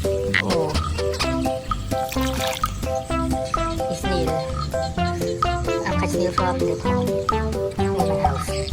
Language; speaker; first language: English; non-native, learner; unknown